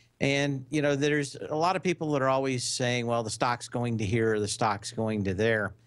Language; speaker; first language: English; native; English